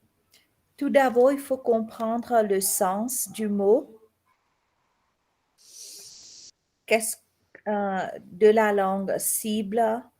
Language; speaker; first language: French; non-native, learner; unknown